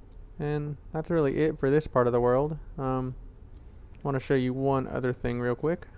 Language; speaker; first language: English; native; English